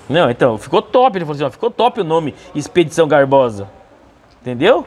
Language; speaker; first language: Portuguese; native; Portuguese